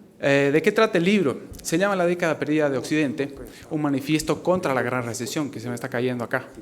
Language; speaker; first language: Spanish; native; Spanish